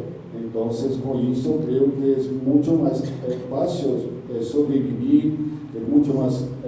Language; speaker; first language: Spanish; non-native, learner; Portuguese